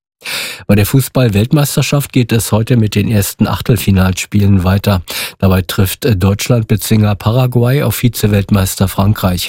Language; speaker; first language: German; native; German